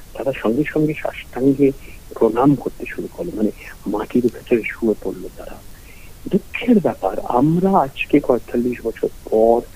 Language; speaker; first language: Bangla; early bilingual, heritage; Bangla